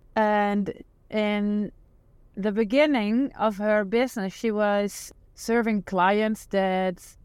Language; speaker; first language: English; non-native, fluent; Dutch